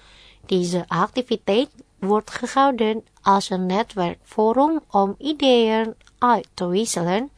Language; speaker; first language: Dutch; non-native, fluent; Indonesian